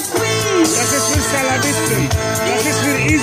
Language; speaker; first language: German; non-native, learner; Kurdish